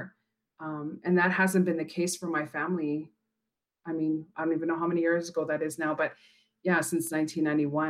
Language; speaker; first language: English; native; English